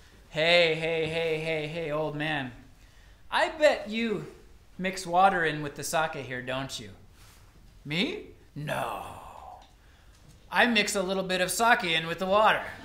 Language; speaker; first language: English; native; English